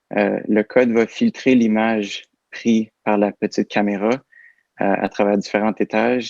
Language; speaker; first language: French; native; French